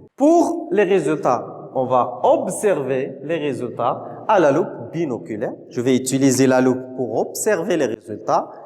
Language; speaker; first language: French; non-native, local second language; Arabic